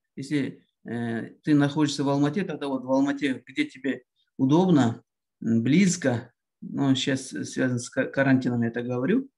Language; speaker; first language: Russian; non-native, local second language; Kazakh